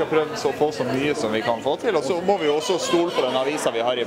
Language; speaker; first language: Norwegian; native; Norwegian